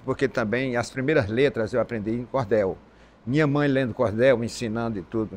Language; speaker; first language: Portuguese; native; Portuguese